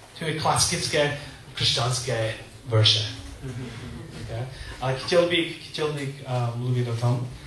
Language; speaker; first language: Czech; non-native, learner; English